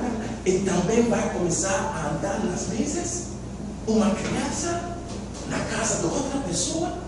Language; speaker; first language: Portuguese; non-native, fluent; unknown